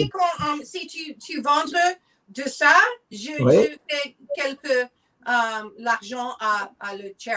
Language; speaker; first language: French; non-native, learner; English